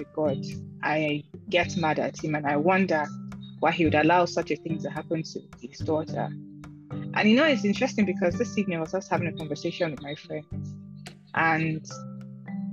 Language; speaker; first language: English; non-native, local second language; Igbo